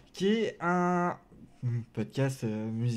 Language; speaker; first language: French; native; French